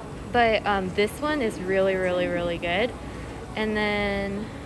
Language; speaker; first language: English; early bilingual, other home language; Korean